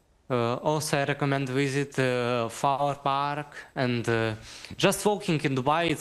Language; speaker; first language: English; non-native, learner; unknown